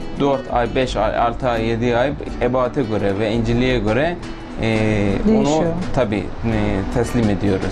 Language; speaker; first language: Turkish; non-native, local second language; Persian